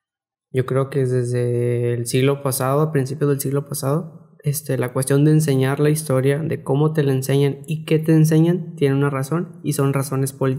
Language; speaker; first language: Spanish; native; Spanish